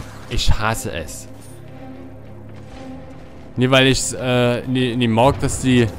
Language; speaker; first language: German; native; German